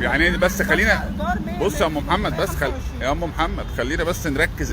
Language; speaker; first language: Arabic; native; Arabic